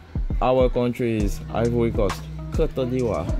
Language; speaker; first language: English; non-native, learner; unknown